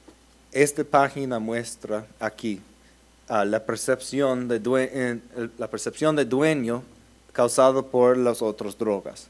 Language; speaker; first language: Spanish; early bilingual, heritage; Spanish